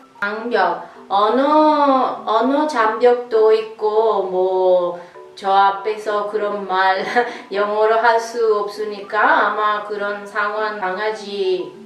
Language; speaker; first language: Korean; non-native, learner; Italian